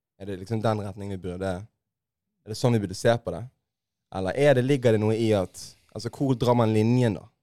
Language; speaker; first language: Norwegian; native; Norwegian